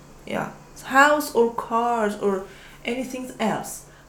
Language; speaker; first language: English; non-native, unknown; Persian